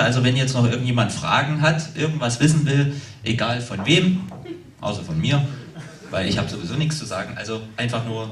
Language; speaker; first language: German; native; German